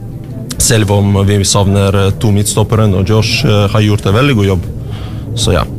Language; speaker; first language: Norwegian; non-native, learner; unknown